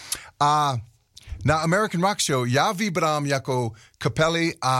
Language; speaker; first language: Czech; non-native, learner; English